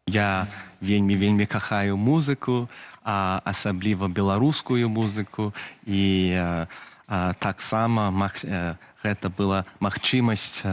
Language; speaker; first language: Belarusian; non-native, fluent; English